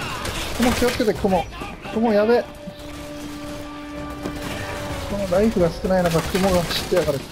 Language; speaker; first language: Japanese; native; Japanese